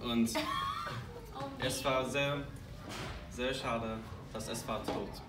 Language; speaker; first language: German; non-native, learner; English